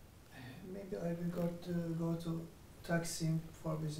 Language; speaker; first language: English; non-native, learner; Turkish